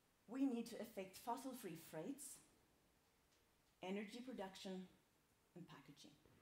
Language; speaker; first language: English; non-native, fluent; Swedish